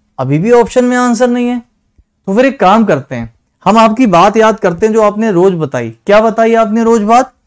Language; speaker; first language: Hindi; native; Hindi